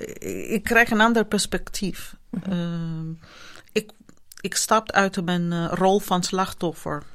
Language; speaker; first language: Dutch; non-native, fluent; Italian